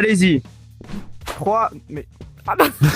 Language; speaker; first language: French; native; French